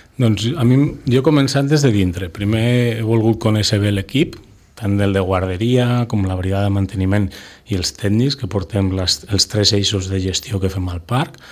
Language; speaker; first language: Catalan; non-native, local second language; Spanish